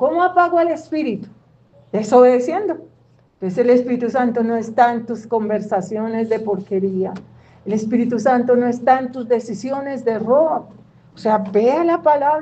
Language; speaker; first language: Spanish; native; Spanish